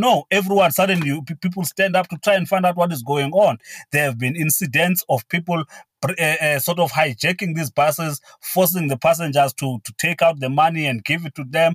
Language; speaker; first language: English; non-native, local second language; Xhosa